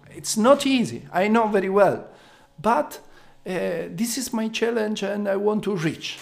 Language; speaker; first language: English; non-native, learner; Italian